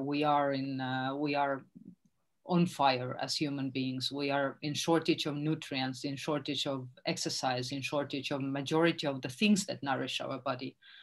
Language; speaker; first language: English; non-native, fluent; Estonian